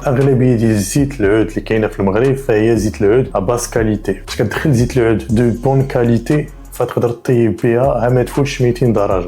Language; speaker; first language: Arabic; native; Arabic